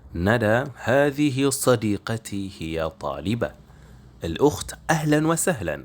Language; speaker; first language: Arabic; non-native, fluent; Indonesian